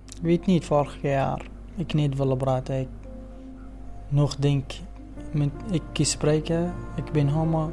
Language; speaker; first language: Dutch; non-native, learner; Arabic